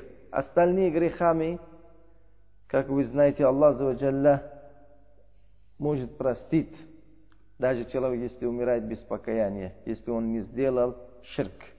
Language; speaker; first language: Russian; non-native, learner; Uzbek